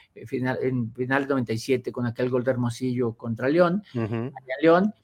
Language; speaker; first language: Spanish; native; Spanish